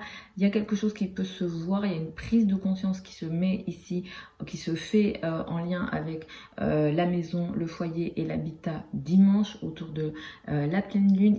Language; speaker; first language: French; native; French